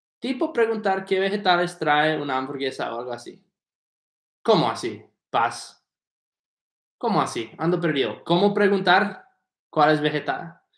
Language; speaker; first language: Spanish; non-native, fluent; English